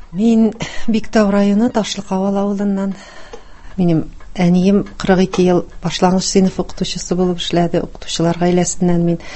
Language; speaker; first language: Tatar; native; Tatar